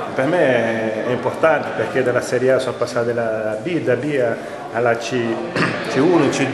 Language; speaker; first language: Italian; non-native, fluent; Portuguese